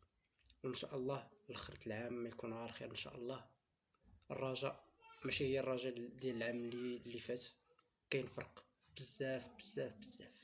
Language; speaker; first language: Arabic; native; Arabic